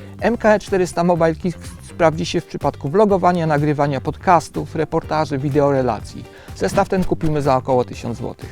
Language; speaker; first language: Polish; native; Polish